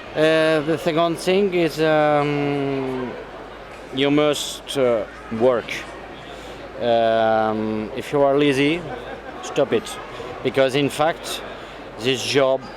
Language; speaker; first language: English; non-native, fluent; French